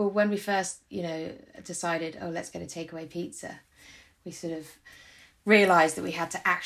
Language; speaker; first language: English; native; English